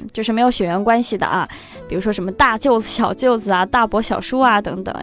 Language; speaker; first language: Chinese; native; Chinese